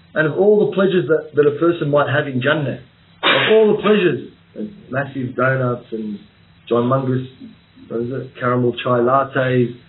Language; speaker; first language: English; native; English